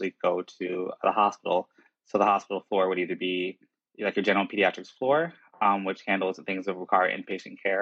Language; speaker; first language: English; native; English